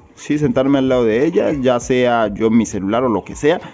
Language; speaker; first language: Spanish; native; Spanish